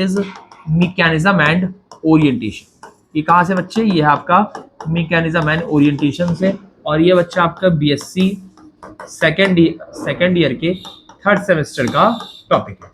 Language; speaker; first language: Hindi; native; Hindi